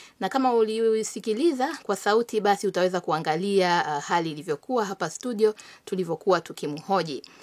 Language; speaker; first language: Swahili; native; Swahili